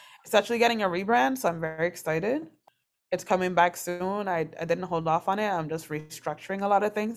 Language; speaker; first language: English; early bilingual, other home language; Spanish